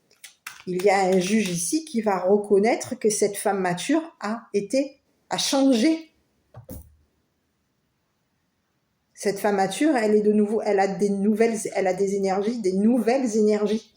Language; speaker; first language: French; native; French